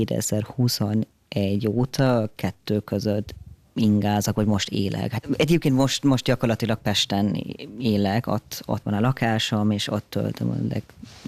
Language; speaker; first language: Hungarian; non-native, fluent; German